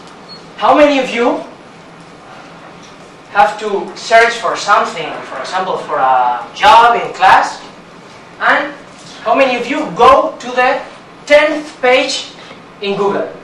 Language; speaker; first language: English; non-native, learner; Spanish